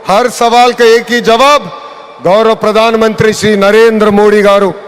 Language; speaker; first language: Hindi; non-native, local second language; Telugu